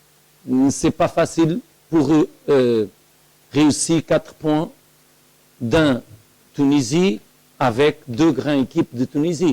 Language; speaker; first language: French; non-native, learner; Portuguese